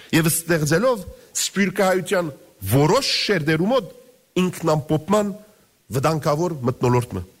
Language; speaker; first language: Armenian; early bilingual, heritage; Armenian